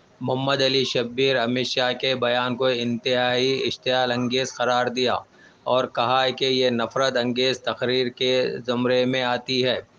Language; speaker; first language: Urdu; native; Urdu